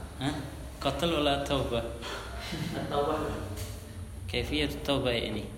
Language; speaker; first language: Arabic; non-native, fluent; Indonesian